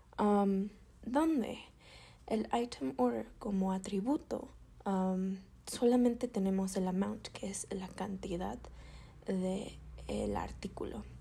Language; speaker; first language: Spanish; native; Spanish